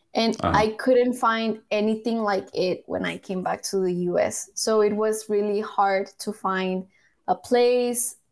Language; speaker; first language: English; early bilingual, other home language; Spanish